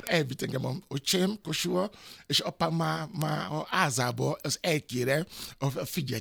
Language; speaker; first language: Hungarian; non-native, learner; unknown